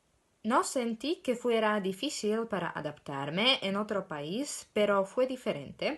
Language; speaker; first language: Spanish; non-native, learner; Slovak